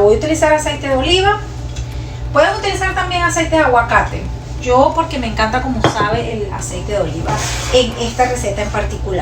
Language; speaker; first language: Spanish; native; Spanish